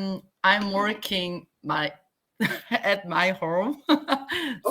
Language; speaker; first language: English; non-native, learner; Korean